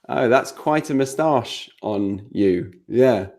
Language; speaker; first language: English; native; English